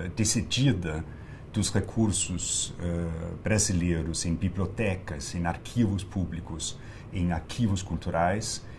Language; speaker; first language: Portuguese; non-native, fluent; Danish